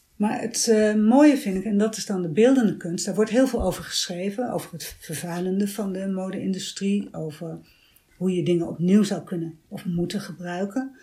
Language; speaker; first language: Dutch; native; Dutch